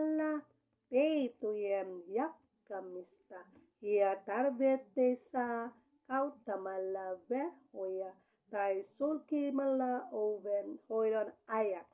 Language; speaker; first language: Finnish; non-native, learner; Cebuano